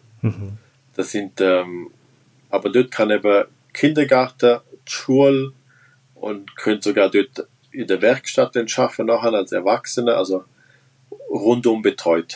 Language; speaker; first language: German; non-native, local second language; Romansh